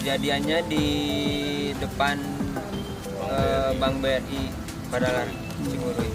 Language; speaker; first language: Indonesian; non-native, local second language; Sundanese